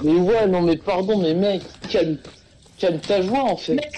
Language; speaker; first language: French; native; French